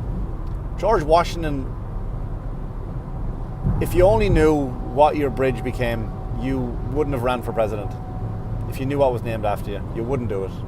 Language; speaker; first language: English; native; English